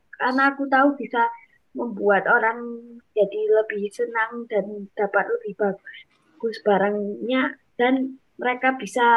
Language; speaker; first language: Indonesian; non-native, local second language; English